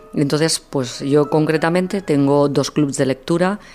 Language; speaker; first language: Spanish; native; Spanish